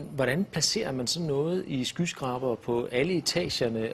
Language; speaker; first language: Danish; native; Danish